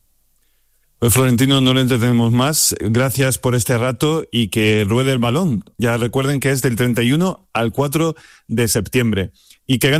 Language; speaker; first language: Spanish; native; Spanish